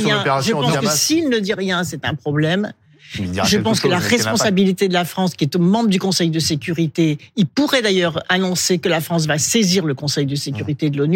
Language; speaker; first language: French; native; French